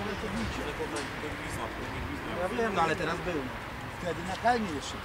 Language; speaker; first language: Polish; native; Polish